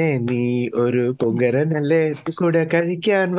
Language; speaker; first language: English; non-native, local second language; Malayalam